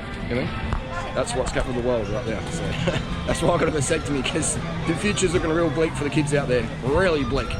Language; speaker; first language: English; native; English